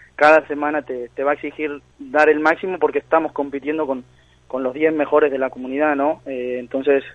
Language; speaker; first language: Spanish; native; Spanish